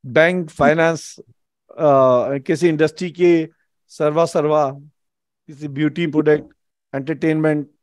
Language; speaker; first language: Hindi; native; Hindi